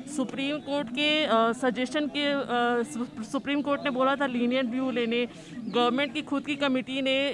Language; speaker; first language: Hindi; native; Hindi